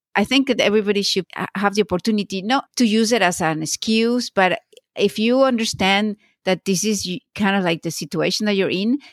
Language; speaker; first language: English; non-native, fluent; Spanish